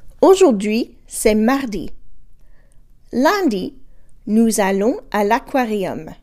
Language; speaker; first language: French; non-native, fluent; English